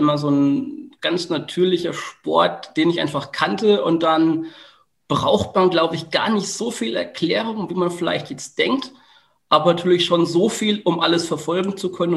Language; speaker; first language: German; native; German